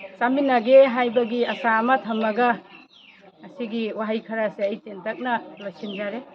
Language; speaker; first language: Manipuri; native; Manipuri